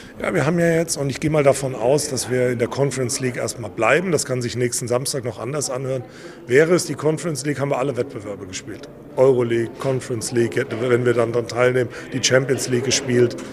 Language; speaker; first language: German; native; German